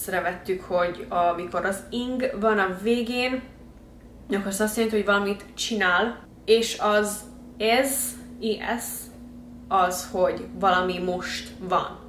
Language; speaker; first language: Hungarian; early bilingual, heritage; Hungarian